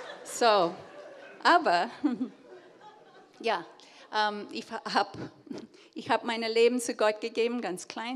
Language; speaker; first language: German; early bilingual, heritage; English